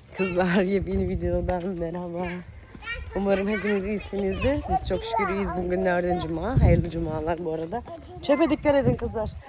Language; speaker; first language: Turkish; early bilingual, heritage; Turkish